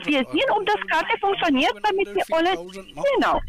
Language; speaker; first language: German; non-native, learner; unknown